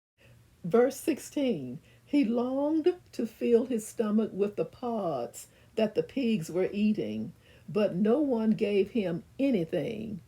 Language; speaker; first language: English; native; English